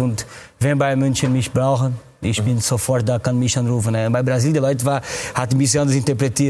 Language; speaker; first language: German; non-native, fluent; Portuguese